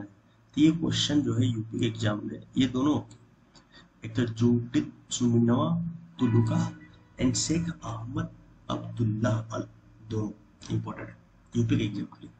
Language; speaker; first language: Hindi; native; Hindi